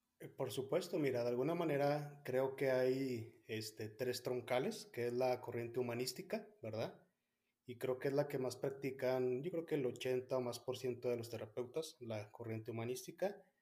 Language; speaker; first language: Spanish; native; Spanish